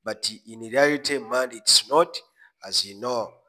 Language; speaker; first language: English; non-native, local second language; Swahili